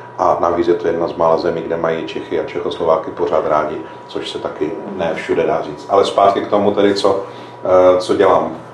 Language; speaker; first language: Czech; native; Czech